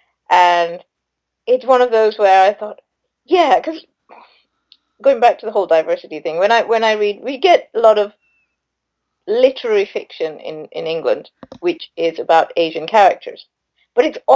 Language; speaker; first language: English; non-native, local second language; Sinhala